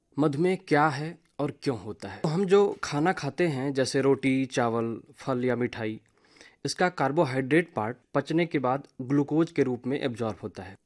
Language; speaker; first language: Hindi; native; Hindi